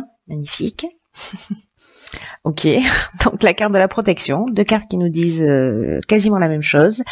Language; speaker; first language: French; native; French